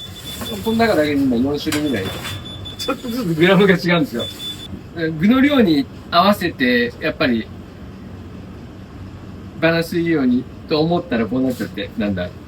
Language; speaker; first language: Japanese; native; Japanese